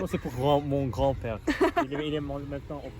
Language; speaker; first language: French; non-native, local second language; Arabic